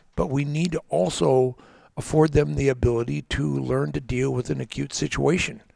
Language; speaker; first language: English; native; English